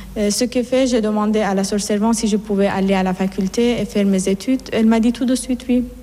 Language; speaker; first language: French; non-native, fluent; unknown